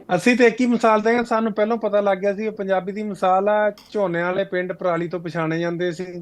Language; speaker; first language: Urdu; non-native, local second language; Punjabi